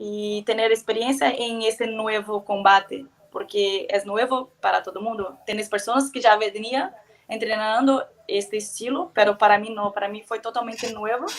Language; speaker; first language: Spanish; non-native, learner; Portuguese